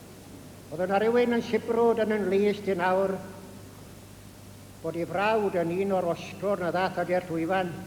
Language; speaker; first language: Welsh; native; Welsh